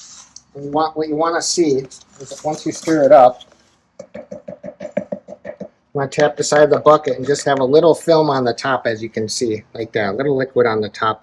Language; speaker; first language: English; native; English